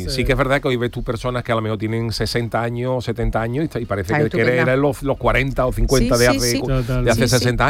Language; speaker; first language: Spanish; native; Spanish